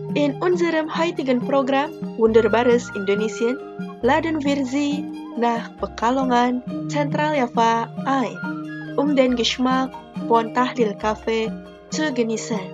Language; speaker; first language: German; non-native, fluent; Indonesian